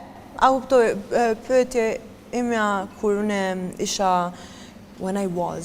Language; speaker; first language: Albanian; non-native, learner; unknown